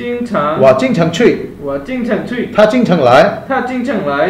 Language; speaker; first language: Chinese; non-native, learner; Bangla